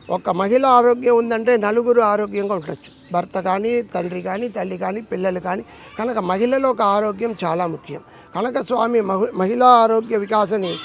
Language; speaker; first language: Telugu; non-native, local second language; Tamil